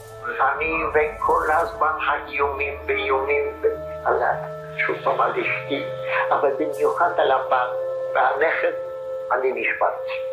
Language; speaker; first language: Hebrew; non-native, fluent; Polish